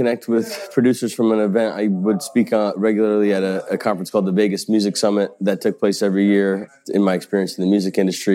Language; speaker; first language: English; native; English